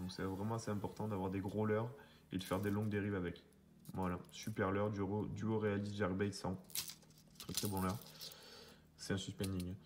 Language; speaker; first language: French; native; French